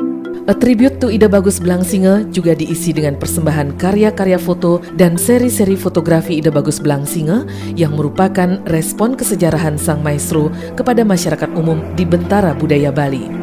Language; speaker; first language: Indonesian; native; Indonesian